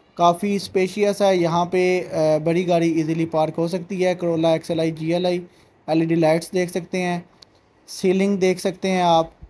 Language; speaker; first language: Urdu; non-native, local second language; Punjabi